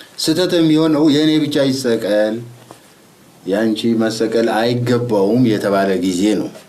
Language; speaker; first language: Amharic; non-native, local second language; Oromo